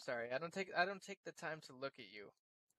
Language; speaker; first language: English; native; English